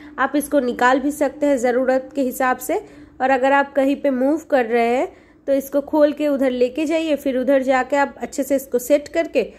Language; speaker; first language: Hindi; non-native, local second language; Bangla